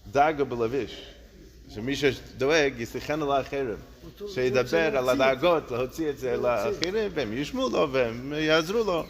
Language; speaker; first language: Hebrew; non-native, fluent; English